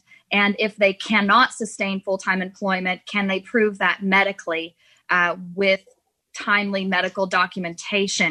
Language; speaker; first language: English; native; English